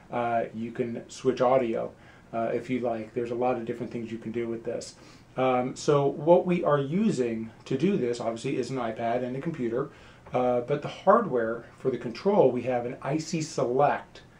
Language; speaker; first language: English; native; English